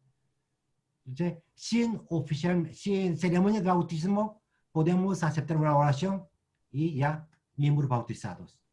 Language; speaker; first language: Spanish; non-native, learner; Korean